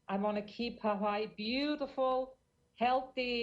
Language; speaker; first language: English; non-native, fluent; German